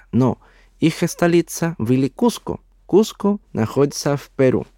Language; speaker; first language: Russian; non-native, learner; Spanish